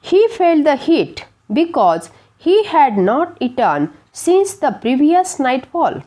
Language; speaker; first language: English; non-native, local second language; Marathi